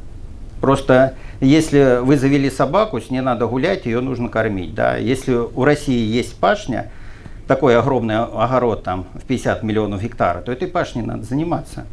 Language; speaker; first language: Russian; native; Russian